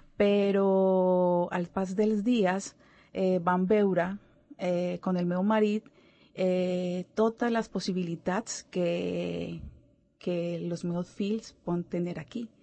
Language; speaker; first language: Catalan; non-native, learner; Spanish